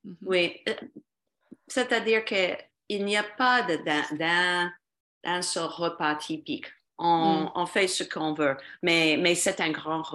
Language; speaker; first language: French; non-native, fluent; English